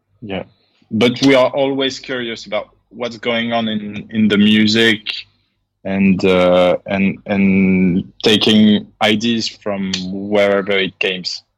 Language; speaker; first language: English; non-native, fluent; French